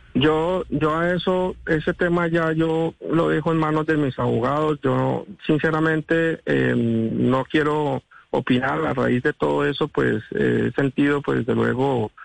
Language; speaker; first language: Spanish; non-native, local second language; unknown